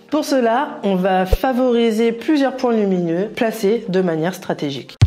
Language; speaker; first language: French; native; French